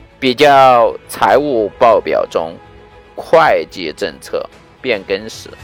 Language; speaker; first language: Chinese; native; Chinese